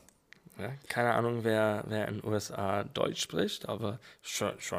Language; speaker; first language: German; non-native, fluent; English